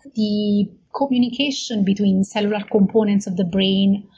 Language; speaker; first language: English; non-native, fluent; Italian